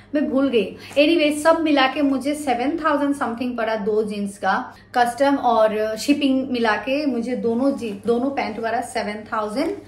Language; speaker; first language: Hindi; non-native, local second language; Assamese